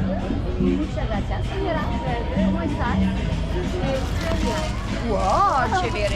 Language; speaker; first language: Spanish; non-native, learner; French